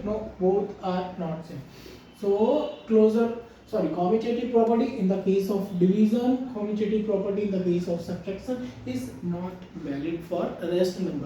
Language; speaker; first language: English; non-native, local second language; Hindi